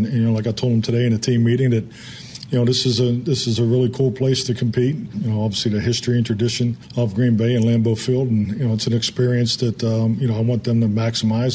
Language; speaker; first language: English; native; English